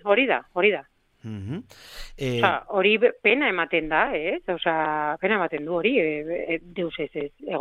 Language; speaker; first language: Basque; non-native, local second language; Spanish